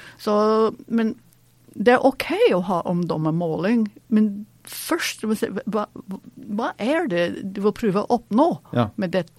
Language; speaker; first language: Norwegian; non-native, fluent; English